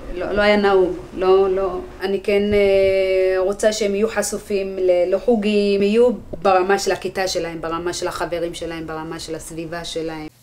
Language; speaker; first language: Hebrew; early bilingual, other home language; Amharic